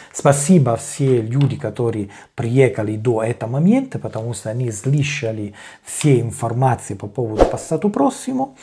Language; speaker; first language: Russian; non-native, learner; Italian